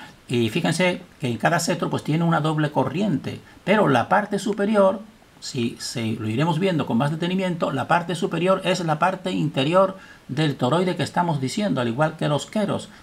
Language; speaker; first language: Spanish; native; Spanish